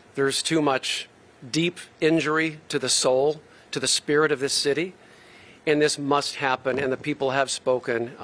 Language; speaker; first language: English; native; English